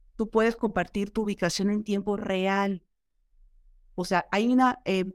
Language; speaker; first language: Spanish; native; Spanish